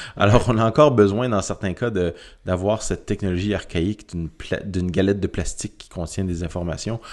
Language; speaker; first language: French; native; French